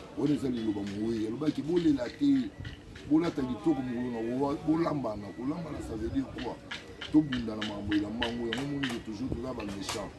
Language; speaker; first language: Lingala; native; Lingala